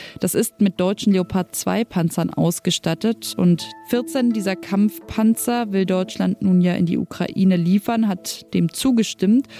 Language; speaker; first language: German; native; German